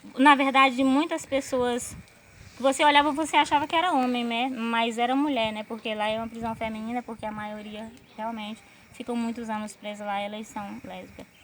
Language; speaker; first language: Portuguese; native; Portuguese